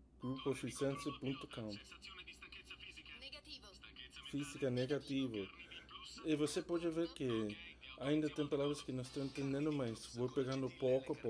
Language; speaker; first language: Portuguese; non-native, learner; English